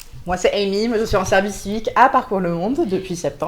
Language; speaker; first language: French; native; French